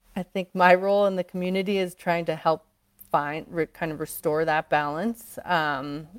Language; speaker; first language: English; native; English